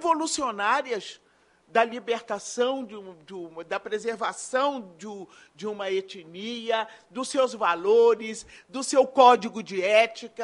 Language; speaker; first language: Portuguese; native; Portuguese